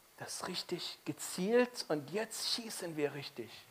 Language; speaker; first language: German; non-native, fluent; Arabic